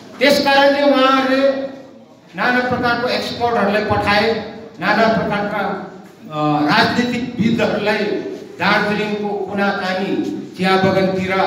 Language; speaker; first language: Nepali; native; Nepali